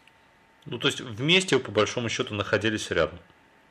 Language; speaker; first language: Russian; native; Russian